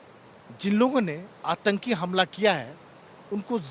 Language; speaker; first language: Hindi; native; Hindi